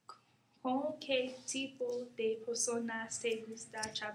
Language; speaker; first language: Spanish; non-native, learner; English